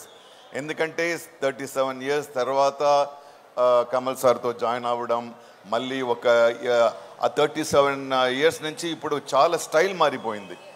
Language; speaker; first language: Telugu; non-native, local second language; Tamil